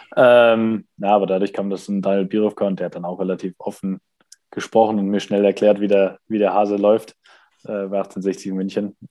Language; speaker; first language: German; native; German